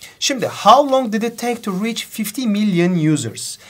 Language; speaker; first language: English; non-native, fluent; Turkish